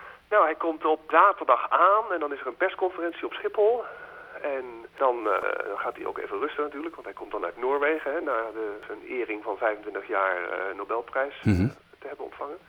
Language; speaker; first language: Dutch; native; Dutch